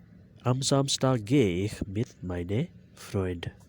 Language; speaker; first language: German; non-native, learner; Urdu